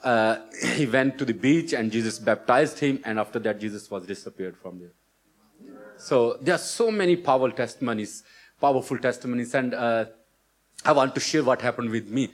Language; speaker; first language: English; non-native, local second language; Urdu